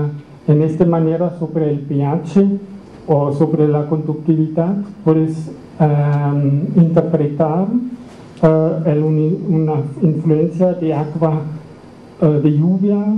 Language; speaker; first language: Spanish; non-native, learner; German